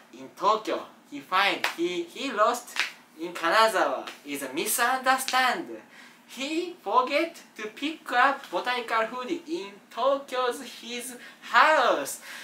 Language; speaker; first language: English; non-native, learner; Japanese